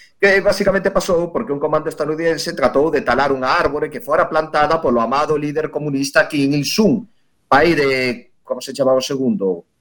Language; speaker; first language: Galician; native; Galician